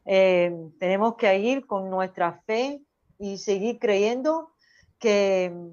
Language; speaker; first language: Spanish; early bilingual, other home language; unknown